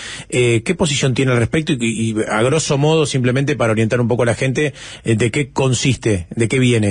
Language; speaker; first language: Spanish; native; Spanish